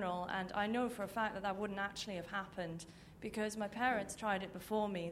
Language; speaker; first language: English; native; English